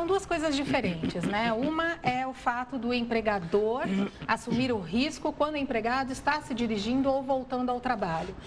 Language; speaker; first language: Portuguese; native; Portuguese